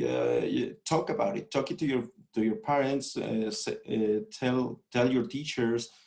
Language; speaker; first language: English; non-native, fluent; Spanish